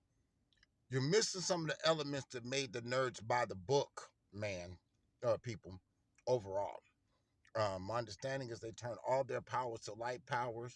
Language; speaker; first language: English; native; English